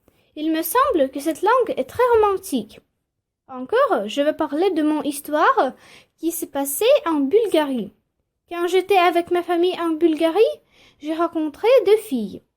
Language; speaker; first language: French; non-native, fluent; Russian